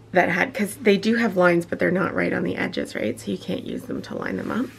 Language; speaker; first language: English; native; English